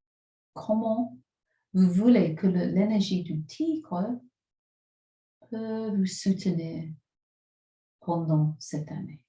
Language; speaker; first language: French; non-native, fluent; English